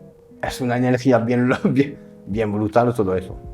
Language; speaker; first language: Spanish; non-native, learner; French